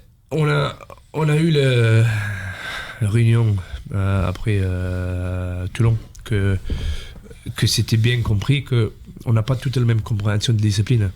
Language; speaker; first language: French; non-native, fluent; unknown